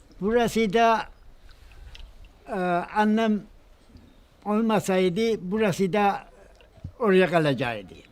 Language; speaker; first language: Turkish; non-native, local second language; Georgian